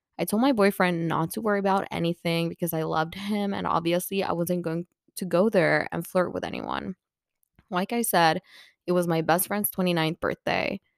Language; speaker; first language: English; non-native, fluent; Swedish